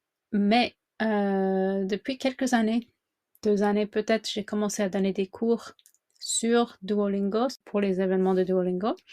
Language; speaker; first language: French; non-native, fluent; English